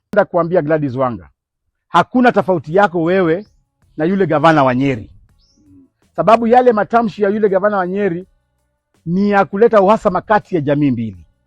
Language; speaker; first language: Swahili; non-native, local second language; Luyia